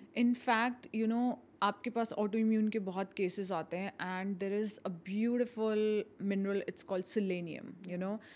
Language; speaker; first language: Hindi; native; Hindi